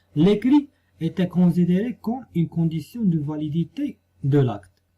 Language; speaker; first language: French; non-native, local second language; Arabic